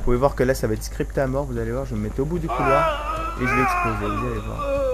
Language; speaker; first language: French; native; French